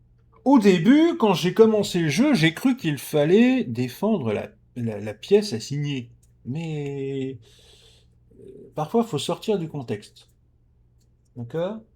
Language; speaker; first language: French; native; French